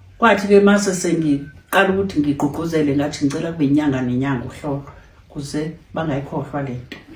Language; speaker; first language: Zulu; native; Zulu